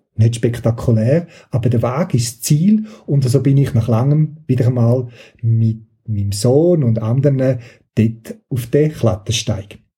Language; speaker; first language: German; native; German